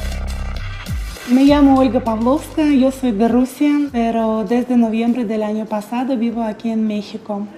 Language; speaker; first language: Spanish; non-native, fluent; Russian